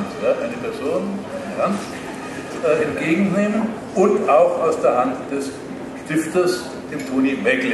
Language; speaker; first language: German; native; German